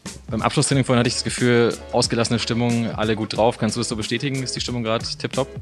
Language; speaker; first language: German; native; German